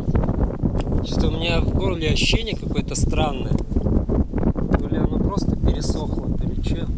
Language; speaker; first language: Russian; native; Russian